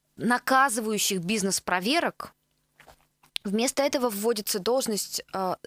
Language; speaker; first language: Russian; native; Russian